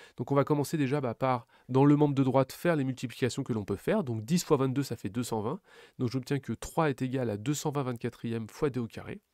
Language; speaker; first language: French; native; French